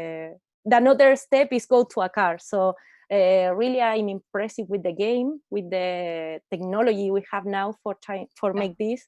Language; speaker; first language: English; non-native, learner; Spanish